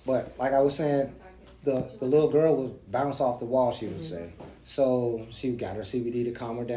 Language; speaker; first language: English; native; English